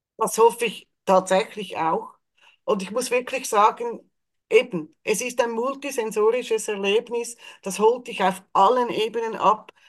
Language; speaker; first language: German; native; German